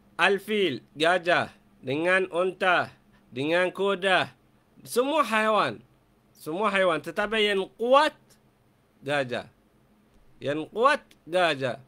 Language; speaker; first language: Malay; non-native, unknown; Arabic